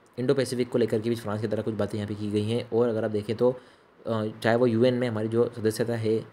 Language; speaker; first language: Hindi; native; Hindi